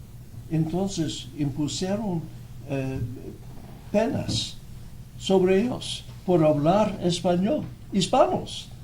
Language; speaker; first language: Spanish; non-native, fluent; English